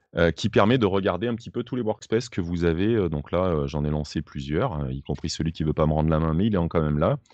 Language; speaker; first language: French; native; French